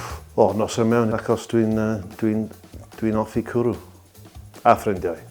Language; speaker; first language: Welsh; non-native, learner; English